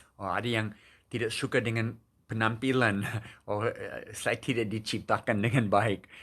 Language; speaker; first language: Indonesian; non-native, fluent; English